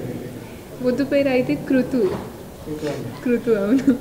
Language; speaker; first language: Telugu; non-native, fluent; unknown